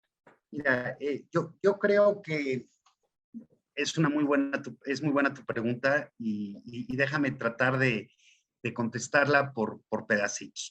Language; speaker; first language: Spanish; native; Spanish